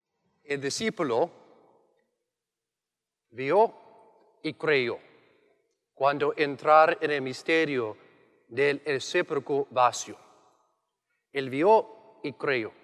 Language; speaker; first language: Spanish; non-native, learner; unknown